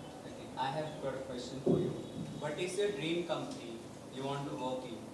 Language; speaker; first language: English; non-native, local second language; Hindi